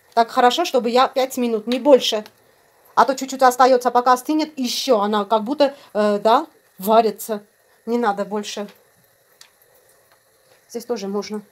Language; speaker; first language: Russian; non-native, fluent; Armenian